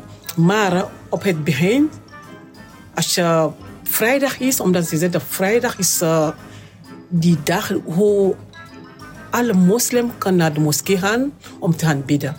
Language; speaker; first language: Dutch; non-native, learner; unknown